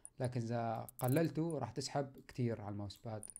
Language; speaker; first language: Arabic; native; Arabic